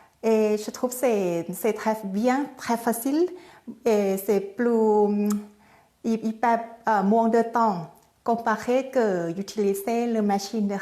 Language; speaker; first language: French; non-native, learner; Thai